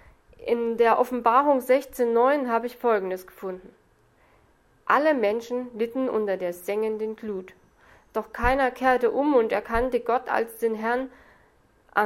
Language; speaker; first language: German; native; German